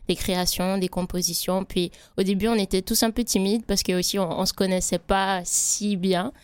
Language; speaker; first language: French; native; French